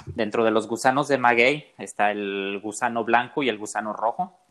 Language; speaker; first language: Spanish; native; Spanish